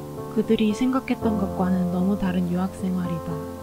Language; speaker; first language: Korean; native; Korean